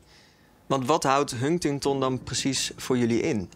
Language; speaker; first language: Dutch; native; Dutch